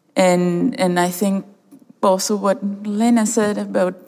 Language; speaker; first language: English; early bilingual, other home language; Portuguese